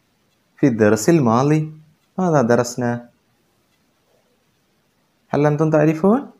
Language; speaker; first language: Arabic; non-native, fluent; Malayalam